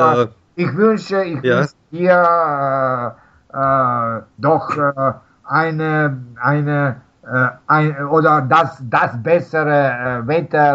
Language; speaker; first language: German; non-native, learner; Russian